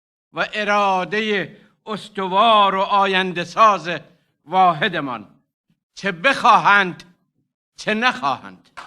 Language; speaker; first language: Persian; non-native, local second language; Arabic